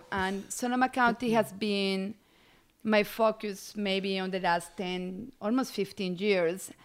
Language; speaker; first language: English; non-native, fluent; Spanish